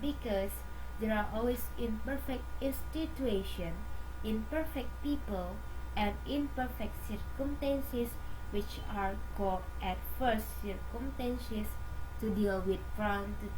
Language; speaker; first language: English; non-native, learner; Indonesian